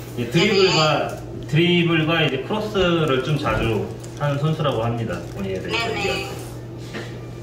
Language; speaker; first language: Korean; native; Korean